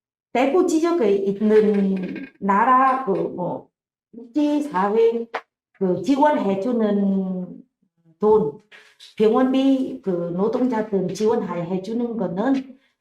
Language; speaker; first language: Korean; non-native, learner; Vietnamese